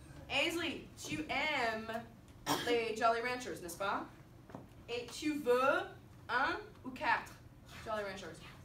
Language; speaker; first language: French; non-native, fluent; English